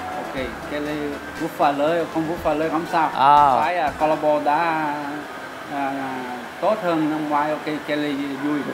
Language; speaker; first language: Vietnamese; non-native, learner; Portuguese